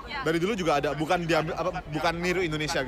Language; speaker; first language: Indonesian; native; Indonesian